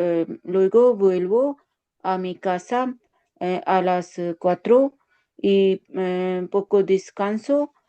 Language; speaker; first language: Spanish; non-native, learner; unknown